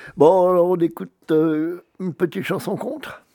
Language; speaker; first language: French; native; French